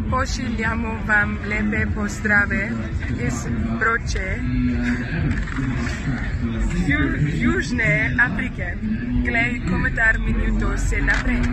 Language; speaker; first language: Slovenian; non-native, learner; English